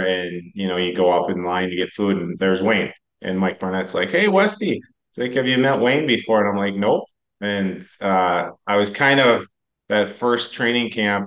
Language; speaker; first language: English; native; English